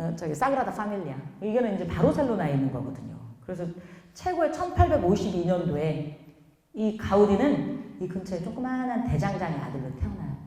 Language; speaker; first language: Korean; native; Korean